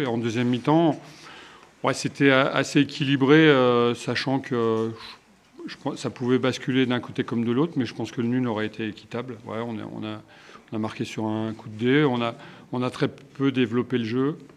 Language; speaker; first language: French; native; French